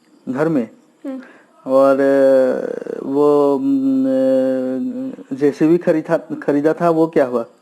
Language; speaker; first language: Hindi; non-native, local second language; Assamese